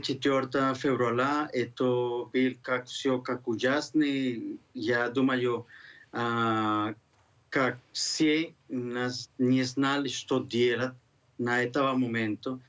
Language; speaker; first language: Russian; non-native, learner; Spanish